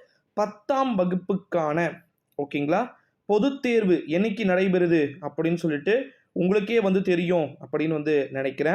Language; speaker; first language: Tamil; native; Tamil